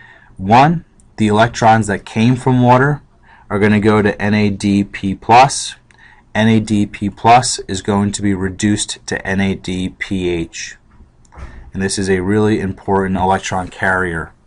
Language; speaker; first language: English; native; English